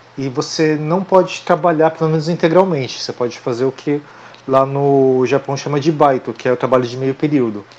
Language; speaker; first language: Portuguese; native; Portuguese